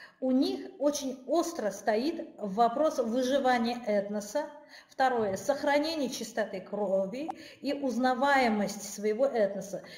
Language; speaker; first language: Russian; non-native, local second language; Armenian